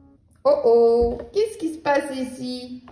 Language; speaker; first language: French; native; French